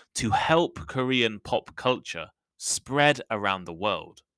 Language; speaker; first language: English; native; English